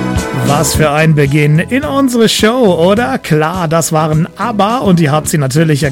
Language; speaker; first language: German; native; German